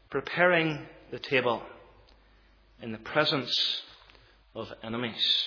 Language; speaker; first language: English; native; English